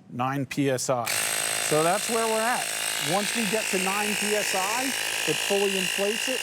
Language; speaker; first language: English; native; English